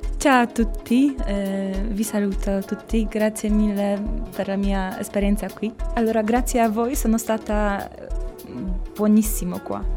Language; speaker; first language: Italian; non-native, learner; Polish